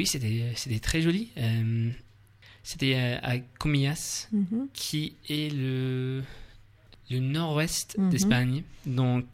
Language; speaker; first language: French; non-native, learner; English